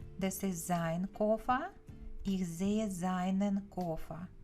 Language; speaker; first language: German; non-native, fluent; Ukrainian